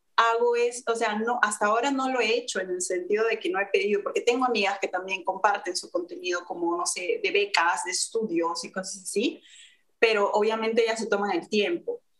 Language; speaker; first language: Spanish; native; Spanish